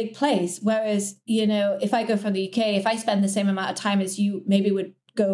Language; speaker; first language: English; native; English